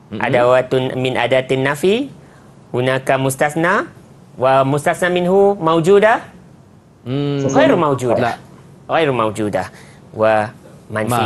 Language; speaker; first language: Arabic; non-native, fluent; Malay